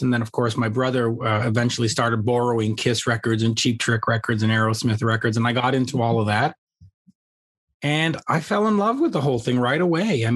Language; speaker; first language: English; native; English